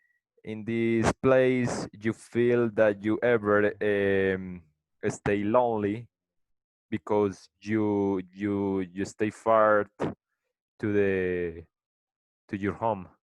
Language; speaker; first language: English; non-native, learner; Spanish